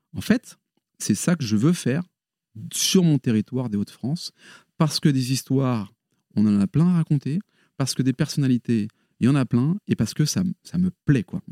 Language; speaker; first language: French; native; French